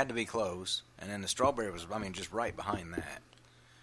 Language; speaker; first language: English; native; English